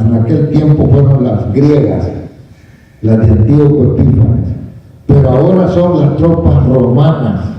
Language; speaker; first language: Spanish; native; Spanish